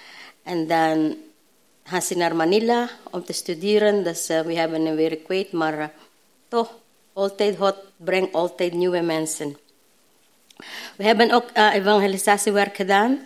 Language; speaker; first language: Dutch; non-native, learner; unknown